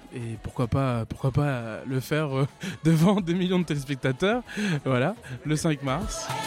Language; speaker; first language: French; native; French